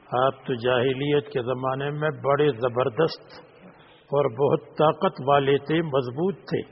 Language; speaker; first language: Urdu; native; Urdu